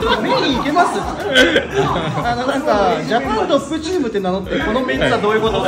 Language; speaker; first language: Japanese; native; Japanese